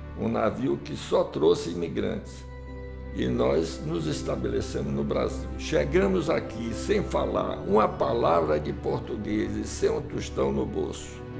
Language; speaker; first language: Portuguese; early bilingual, other home language; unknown